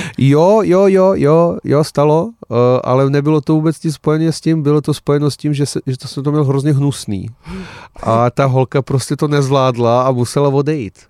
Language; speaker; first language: Czech; early bilingual, other home language; Serbian